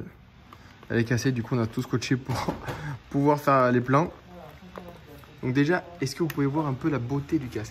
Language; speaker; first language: French; native; French